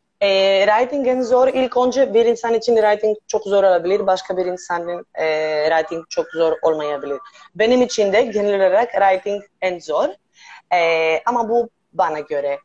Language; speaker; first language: Turkish; non-native, learner; Greek